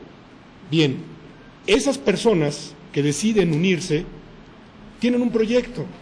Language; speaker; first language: Spanish; native; Spanish